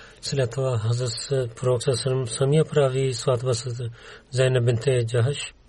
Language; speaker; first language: Bulgarian; non-native, learner; Urdu